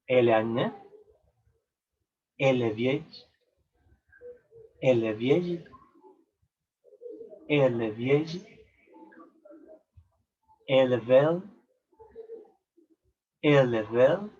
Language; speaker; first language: French; non-native, learner; Spanish